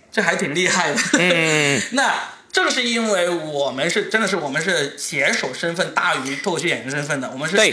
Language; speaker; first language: Chinese; native; Chinese